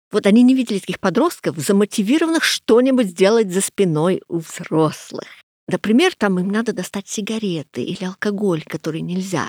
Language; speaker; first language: Russian; non-native, fluent; English